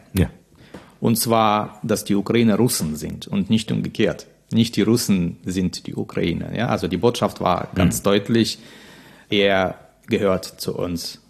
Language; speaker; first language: German; non-native, fluent; Ukrainian